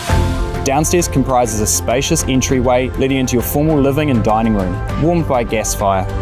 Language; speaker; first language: English; native; English